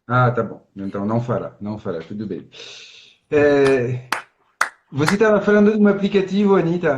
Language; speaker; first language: Portuguese; non-native, fluent; French